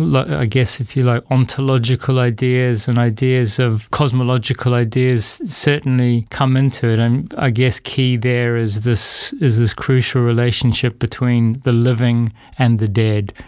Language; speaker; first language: English; native; English